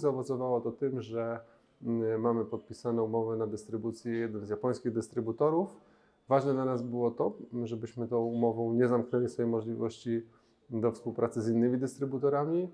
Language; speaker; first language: Polish; native; Polish